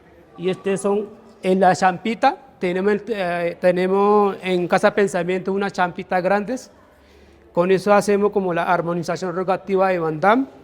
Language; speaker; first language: Spanish; non-native, local second language; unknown